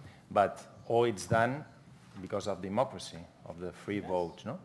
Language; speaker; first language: English; non-native, fluent; Catalan